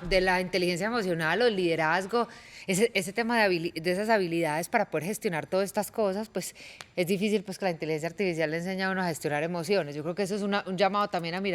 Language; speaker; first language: Spanish; native; Spanish